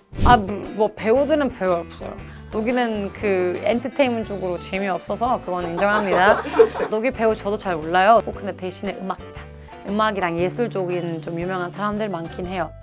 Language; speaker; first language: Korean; non-native, fluent; German